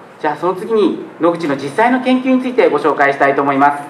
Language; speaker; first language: Japanese; native; Japanese